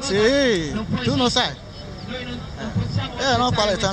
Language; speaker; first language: Italian; non-native, learner; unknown